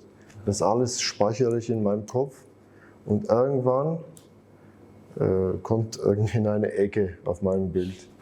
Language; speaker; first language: German; non-native, fluent; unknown